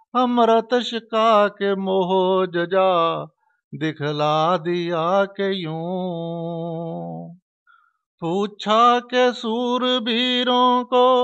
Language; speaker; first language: Hindi; non-native, local second language; Punjabi